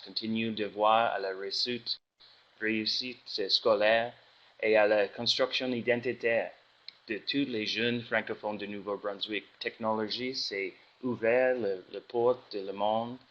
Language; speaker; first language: French; non-native, learner; English